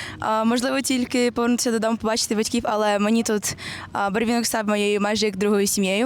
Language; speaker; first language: Ukrainian; early bilingual, heritage; Ukrainian